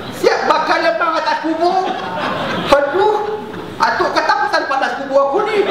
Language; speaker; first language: Malay; native; Malay